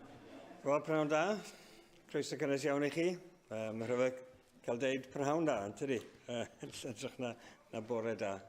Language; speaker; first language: Welsh; native; Welsh